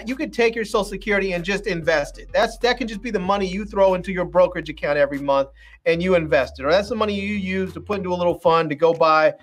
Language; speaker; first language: English; native; English